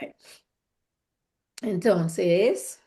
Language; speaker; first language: Spanish; non-native, fluent; English